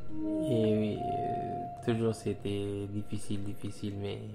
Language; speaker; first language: French; non-native, learner; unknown